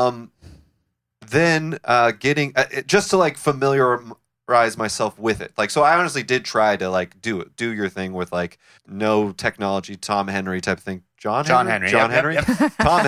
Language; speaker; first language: English; native; English